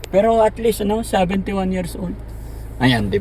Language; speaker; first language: Filipino; native; Filipino